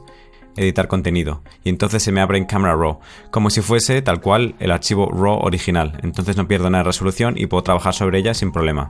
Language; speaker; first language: Spanish; native; Spanish